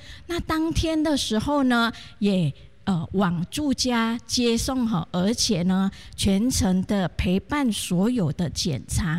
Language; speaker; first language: Chinese; native; Chinese